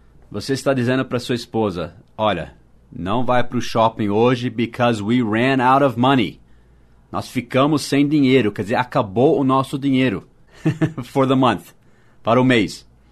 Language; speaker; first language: Portuguese; non-native, fluent; English